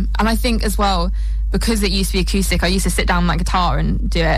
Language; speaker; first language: English; native; English